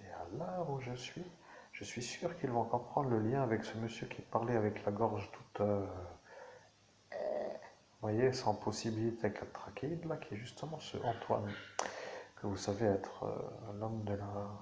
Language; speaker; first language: French; native; French